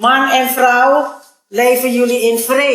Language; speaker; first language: Dutch; non-native, learner; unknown